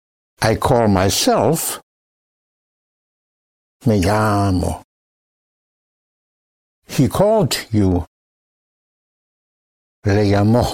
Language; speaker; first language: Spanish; non-native, fluent; English